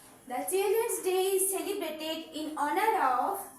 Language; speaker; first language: English; non-native, local second language; Bangla